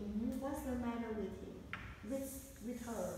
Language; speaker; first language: English; non-native, fluent; Vietnamese